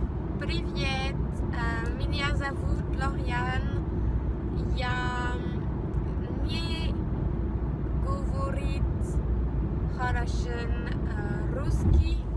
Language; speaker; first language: Russian; non-native, learner; French